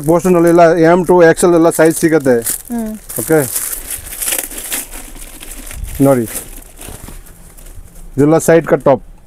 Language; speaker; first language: Kannada; non-native, local second language; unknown